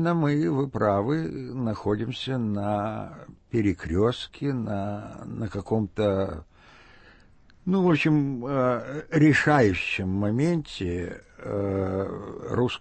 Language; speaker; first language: Russian; native; Russian